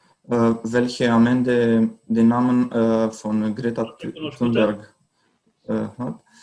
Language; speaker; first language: German; non-native, learner; Romanian